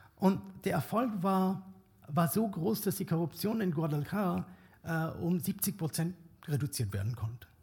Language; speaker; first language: German; non-native, fluent; Bangla